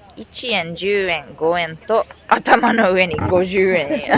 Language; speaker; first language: Japanese; non-native, fluent; English